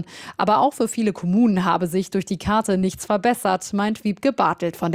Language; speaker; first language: German; native; German